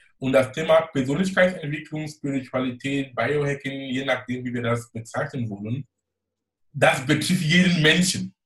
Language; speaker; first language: German; non-native, fluent; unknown